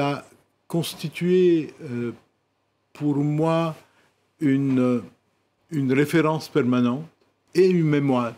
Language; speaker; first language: French; non-native, local second language; Arabic